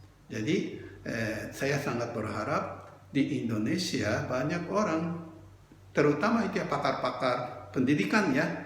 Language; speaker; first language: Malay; non-native, fluent; Japanese